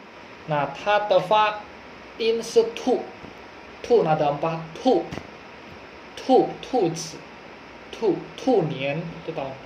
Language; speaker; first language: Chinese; non-native, fluent; Indonesian